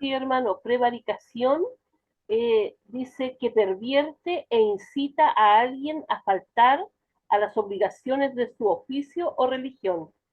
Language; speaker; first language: Spanish; native; Spanish